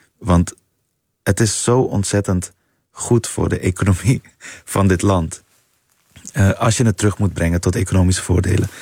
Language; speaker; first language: Dutch; early bilingual, other home language; Persian